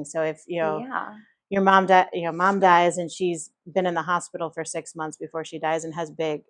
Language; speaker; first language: English; native; English